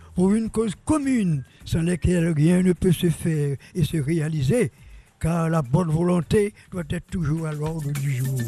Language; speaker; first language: French; native; French